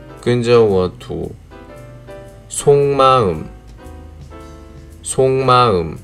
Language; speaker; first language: Chinese; non-native, learner; Korean